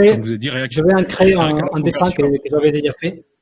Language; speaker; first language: French; non-native, fluent; Spanish